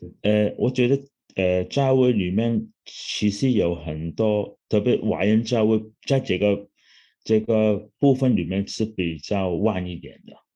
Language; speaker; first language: Chinese; non-native, local second language; Cantonese